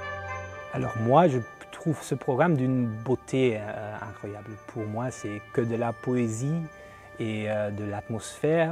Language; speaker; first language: French; non-native, fluent; German